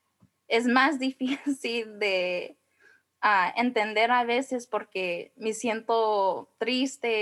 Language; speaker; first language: Spanish; early bilingual, heritage; Spanish